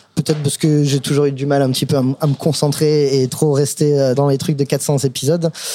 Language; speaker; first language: French; non-native, fluent; English